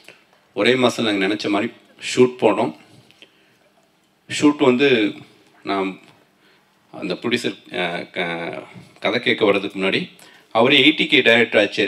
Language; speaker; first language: Tamil; native; Tamil